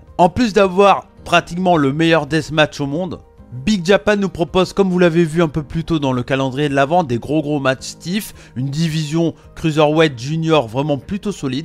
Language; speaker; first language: French; native; French